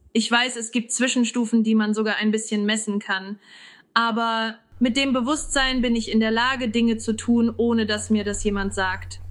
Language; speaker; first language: German; native; German